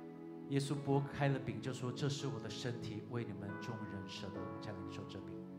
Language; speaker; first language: Chinese; native; Chinese